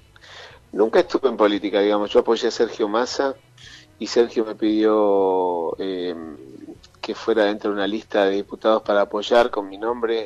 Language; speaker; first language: Spanish; native; Spanish